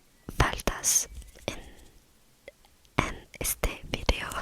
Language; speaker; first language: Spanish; non-native, learner; French